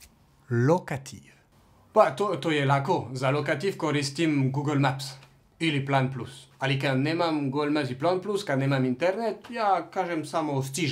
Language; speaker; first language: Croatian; non-native, learner; French